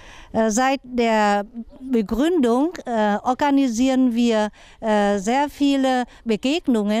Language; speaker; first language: German; non-native, fluent; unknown